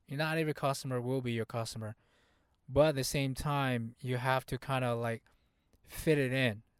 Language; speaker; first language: English; early bilingual, other home language; Hmong